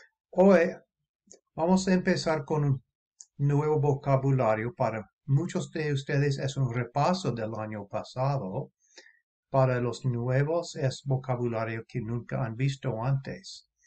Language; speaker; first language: Spanish; non-native, fluent; English